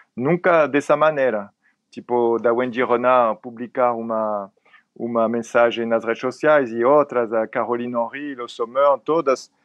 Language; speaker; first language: Portuguese; non-native, fluent; French